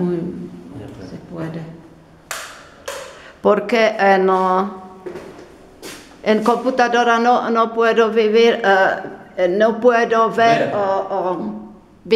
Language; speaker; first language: Spanish; non-native, learner; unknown